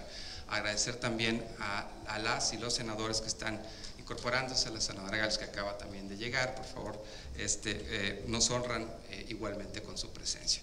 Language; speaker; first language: Spanish; native; Spanish